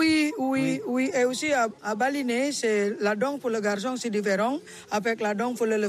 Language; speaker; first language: French; non-native, learner; Balinese